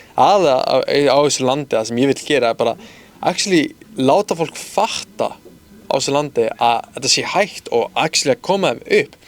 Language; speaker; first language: Icelandic; early bilingual, other home language; Spanish